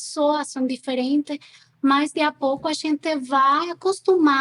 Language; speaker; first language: Portuguese; non-native, fluent; Spanish